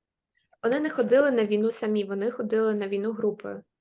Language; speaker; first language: Ukrainian; native; Ukrainian